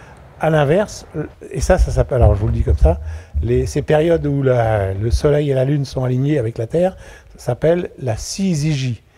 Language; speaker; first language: French; native; French